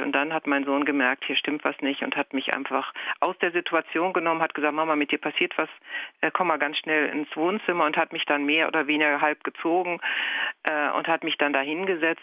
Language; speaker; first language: German; native; German